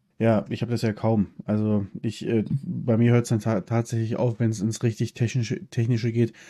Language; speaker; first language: German; early bilingual, other home language; Polish